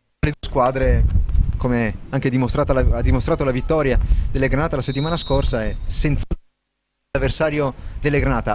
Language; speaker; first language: Italian; native; Italian